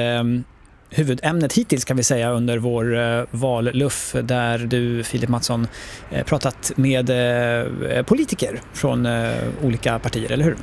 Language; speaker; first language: Swedish; native; Swedish